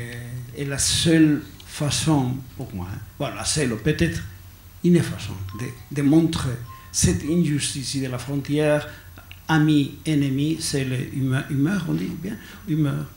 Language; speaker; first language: French; non-native, learner; Basque